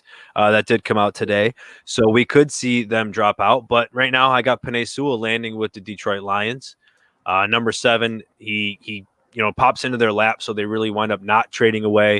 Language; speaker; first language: English; native; English